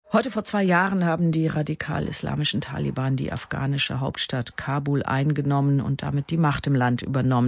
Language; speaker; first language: German; native; German